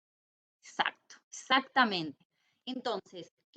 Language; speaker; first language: Spanish; native; Spanish